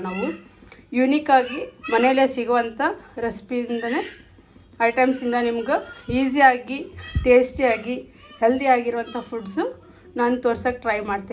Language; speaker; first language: Kannada; native; Kannada